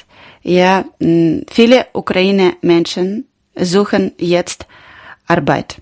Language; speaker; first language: German; non-native, learner; Ukrainian